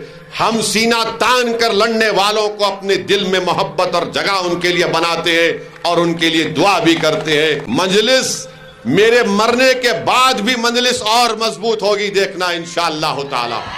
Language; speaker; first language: Urdu; native; Urdu